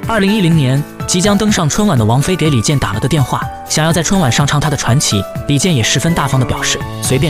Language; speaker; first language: Chinese; native; Chinese